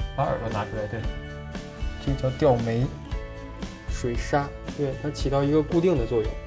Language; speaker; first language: Chinese; native; Chinese